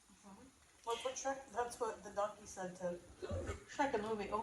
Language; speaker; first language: English; native; English